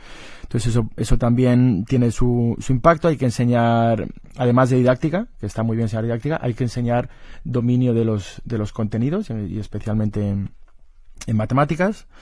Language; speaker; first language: Spanish; native; Spanish